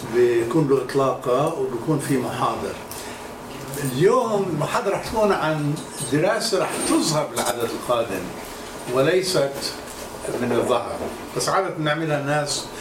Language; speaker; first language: Arabic; native; Arabic